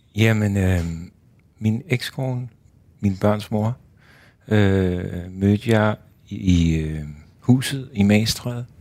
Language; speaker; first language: Danish; native; Danish